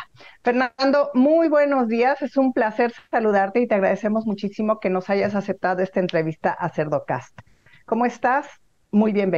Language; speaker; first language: Spanish; native; Spanish